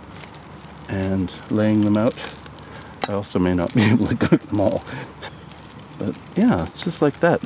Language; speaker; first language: English; native; English